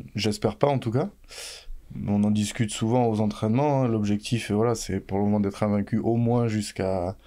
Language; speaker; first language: French; native; French